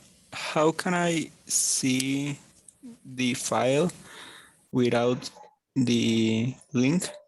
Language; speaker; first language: English; non-native, learner; Spanish